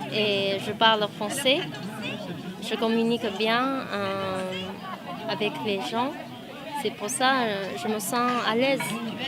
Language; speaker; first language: French; non-native, fluent; Chinese